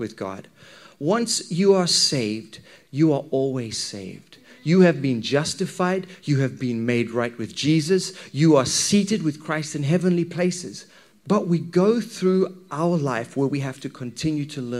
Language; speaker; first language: English; native; English